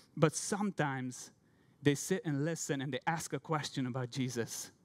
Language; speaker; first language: English; non-native, fluent; Hungarian